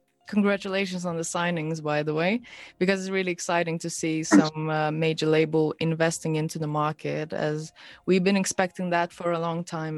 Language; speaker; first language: English; non-native, fluent; Lithuanian